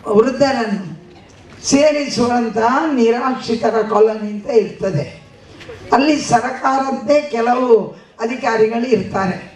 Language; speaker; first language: Kannada; non-native, local second language; Tulu